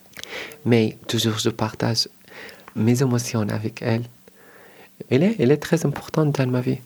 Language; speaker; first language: French; non-native, learner; Arabic